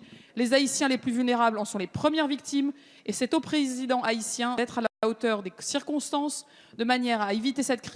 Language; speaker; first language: French; native; French